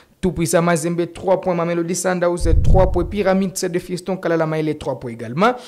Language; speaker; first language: French; non-native, local second language; Swahili